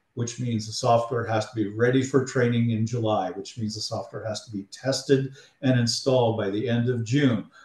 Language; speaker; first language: English; native; English